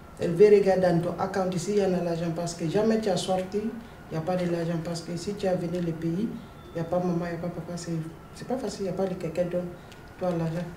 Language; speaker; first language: French; non-native, learner; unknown